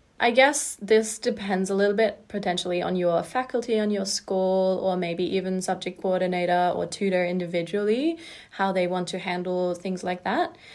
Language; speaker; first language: English; non-native, fluent; German